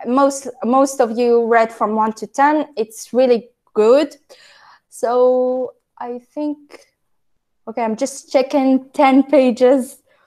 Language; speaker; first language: English; non-native, fluent; Arabic